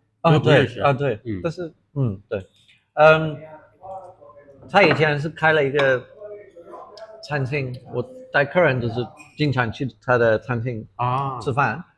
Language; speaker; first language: Chinese; non-native, fluent; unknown